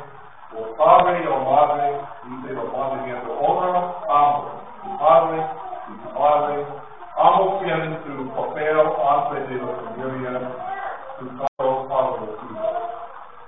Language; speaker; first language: Spanish; non-native, learner; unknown